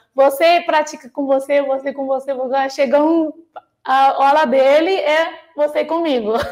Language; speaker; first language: Portuguese; non-native, fluent; Chinese